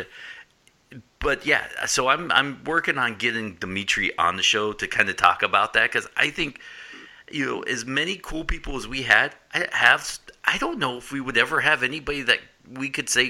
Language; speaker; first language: English; native; English